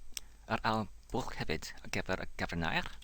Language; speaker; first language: Welsh; non-native, fluent; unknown